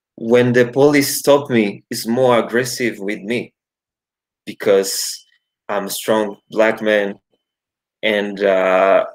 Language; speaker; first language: English; non-native, learner; Portuguese